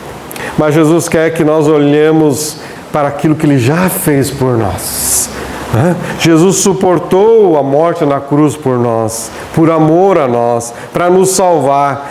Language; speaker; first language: Portuguese; native; Portuguese